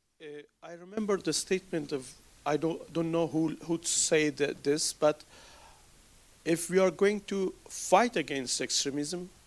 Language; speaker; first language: English; non-native, fluent; Persian